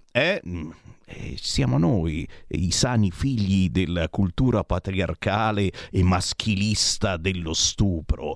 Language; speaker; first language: Italian; native; Italian